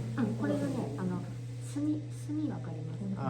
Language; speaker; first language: Japanese; native; Japanese